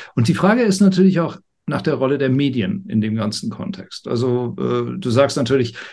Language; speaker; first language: German; non-native, fluent; English